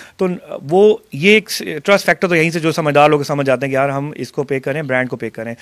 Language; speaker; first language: Urdu; non-native, local second language; Punjabi